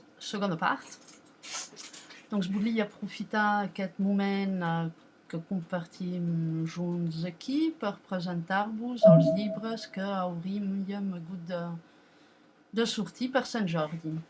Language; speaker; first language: Catalan; non-native, local second language; French